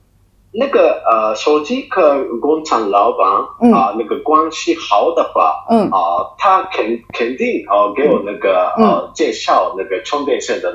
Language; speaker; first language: Chinese; non-native, fluent; Japanese